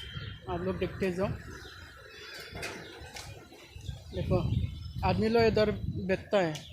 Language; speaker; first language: Hindi; non-native, local second language; Bodo